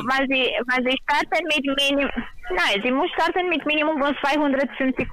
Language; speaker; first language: German; non-native, learner; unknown